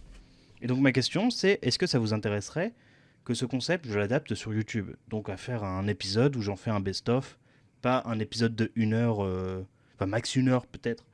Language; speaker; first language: French; native; French